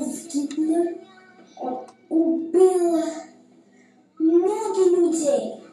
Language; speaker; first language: Russian; non-native, learner; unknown